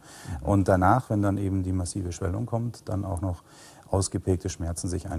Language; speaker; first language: German; native; German